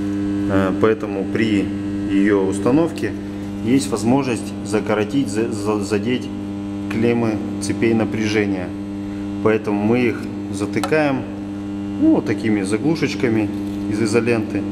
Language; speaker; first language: Russian; native; Russian